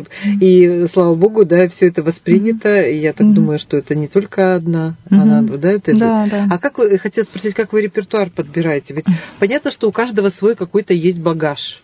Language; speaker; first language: Russian; native; Russian